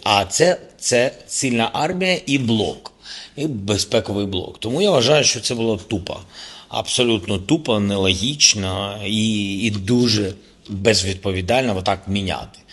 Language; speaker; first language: Ukrainian; non-native, local second language; Russian